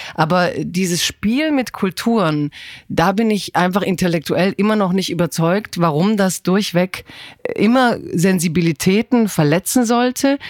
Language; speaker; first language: German; native; German